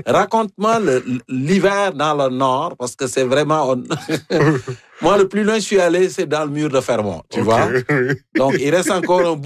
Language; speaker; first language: French; native; French